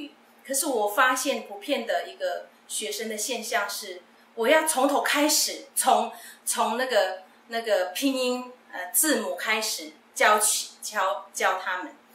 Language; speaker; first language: Chinese; non-native, local second language; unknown